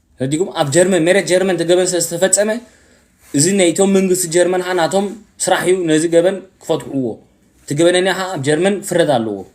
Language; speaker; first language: Tigrinya; early bilingual, heritage; Tigrinya